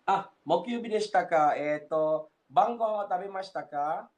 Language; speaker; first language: Japanese; non-native, fluent; Malay